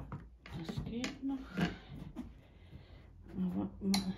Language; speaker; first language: German; non-native, learner; Bosnian